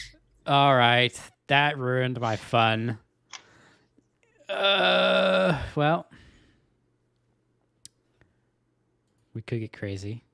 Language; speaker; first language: English; native; English